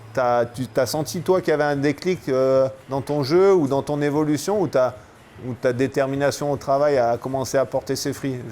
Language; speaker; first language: French; native; French